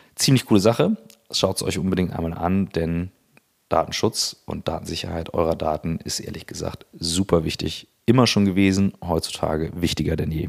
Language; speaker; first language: German; native; German